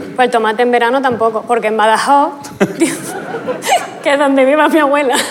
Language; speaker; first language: Spanish; native; Spanish